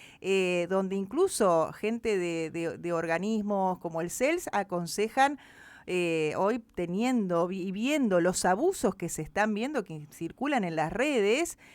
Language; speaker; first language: Spanish; native; Spanish